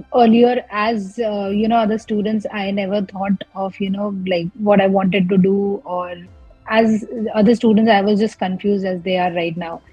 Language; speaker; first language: English; non-native, local second language; Gujarati